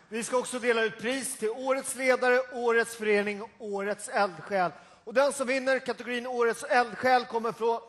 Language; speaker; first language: Swedish; native; Swedish